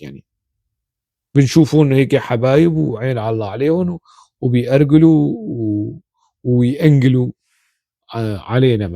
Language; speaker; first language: Arabic; non-native, local second language; Kurdish